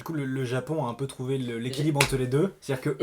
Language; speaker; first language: French; native; French